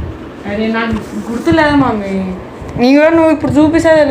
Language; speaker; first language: Telugu; native; Telugu